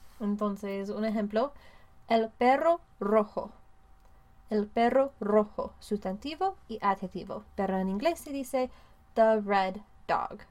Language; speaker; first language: Spanish; non-native, fluent; English